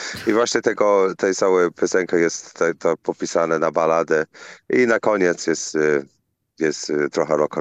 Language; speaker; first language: Polish; non-native, learner; English